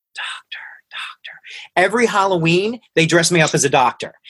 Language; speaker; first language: English; early bilingual, other home language; Hindi